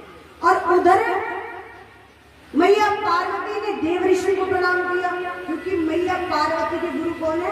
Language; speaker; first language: Hindi; native; Hindi